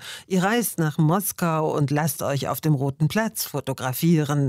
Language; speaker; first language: German; native; German